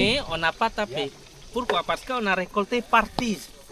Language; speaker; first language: French; non-native, learner; Balinese